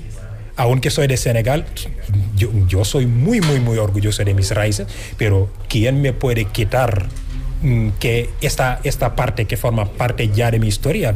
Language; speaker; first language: Spanish; non-native, fluent; Wolof